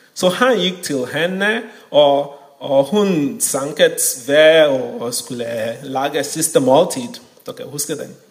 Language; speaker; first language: Norwegian; non-native, fluent; Yoruba